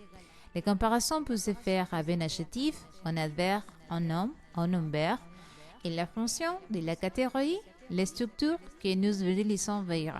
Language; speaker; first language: French; non-native, learner; Spanish